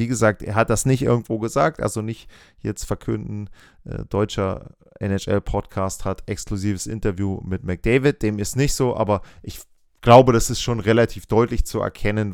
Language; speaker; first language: German; native; German